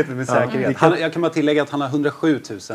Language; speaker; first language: Swedish; native; Swedish